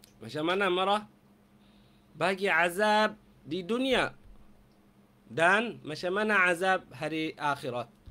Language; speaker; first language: Malay; non-native, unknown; Arabic